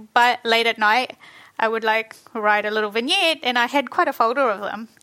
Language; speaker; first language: English; native; English